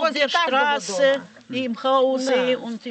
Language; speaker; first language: German; non-native, fluent; Russian